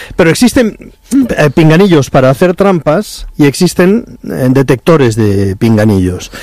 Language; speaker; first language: Spanish; native; Spanish